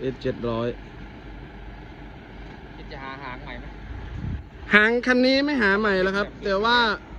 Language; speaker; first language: Thai; non-native, local second language; Northern Khmer